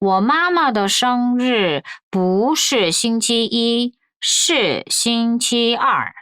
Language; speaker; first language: Chinese; non-native, fluent; Korean